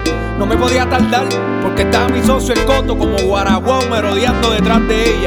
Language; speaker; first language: Spanish; native; Spanish